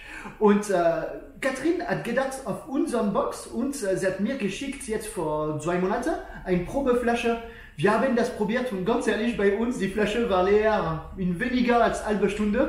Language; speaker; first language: German; non-native, learner; French